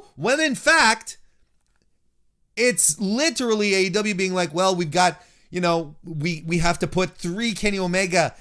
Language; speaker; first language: English; native; English